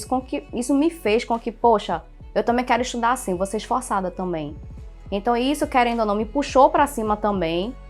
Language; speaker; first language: Portuguese; early bilingual, other home language; Chinese